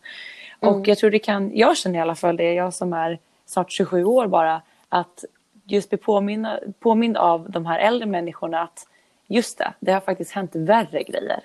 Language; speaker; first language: Swedish; native; Swedish